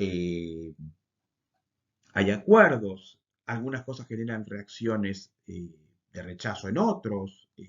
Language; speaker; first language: Spanish; native; Spanish